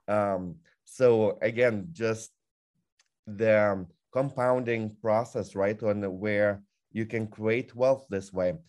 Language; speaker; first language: English; non-native, fluent; Lithuanian